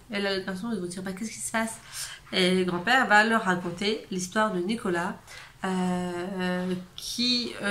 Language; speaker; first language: French; native; French